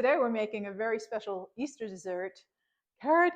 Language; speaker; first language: English; native; English